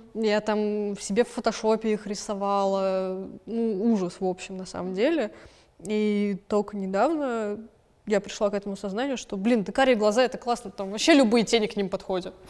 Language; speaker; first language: Russian; native; Russian